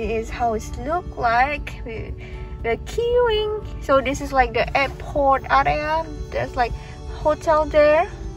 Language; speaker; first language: English; non-native, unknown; Indonesian